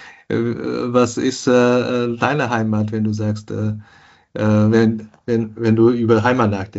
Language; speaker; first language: German; non-native, fluent; Chinese